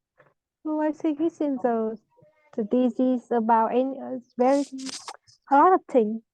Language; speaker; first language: English; non-native, learner; Vietnamese